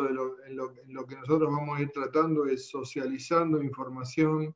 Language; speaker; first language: Spanish; native; Spanish